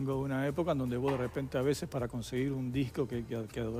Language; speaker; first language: Spanish; native; Spanish